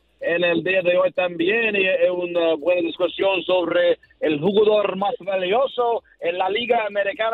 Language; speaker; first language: Spanish; non-native, learner; English